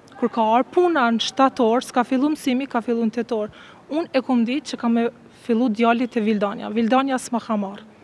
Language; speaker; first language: Albanian; non-native, local second language; Turkish